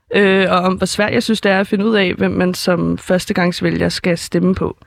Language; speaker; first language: Danish; native; Danish